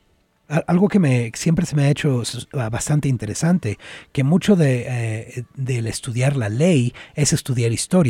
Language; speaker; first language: Spanish; native; Spanish